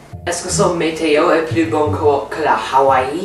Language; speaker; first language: French; non-native, learner; English